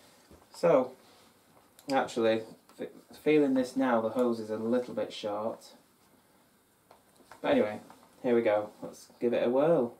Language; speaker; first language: English; native; English